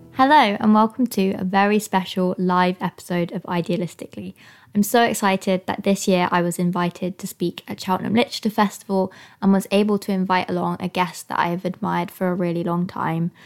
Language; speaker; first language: English; native; English